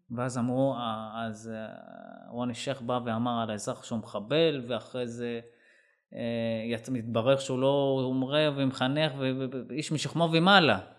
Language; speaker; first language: Hebrew; non-native, local second language; Arabic